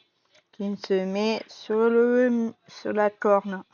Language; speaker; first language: French; native; French